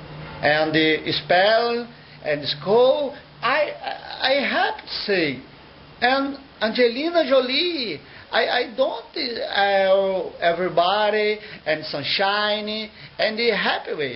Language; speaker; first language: English; non-native, learner; Portuguese